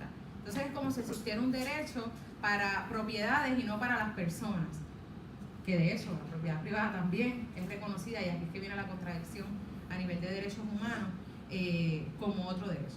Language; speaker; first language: Spanish; native; Spanish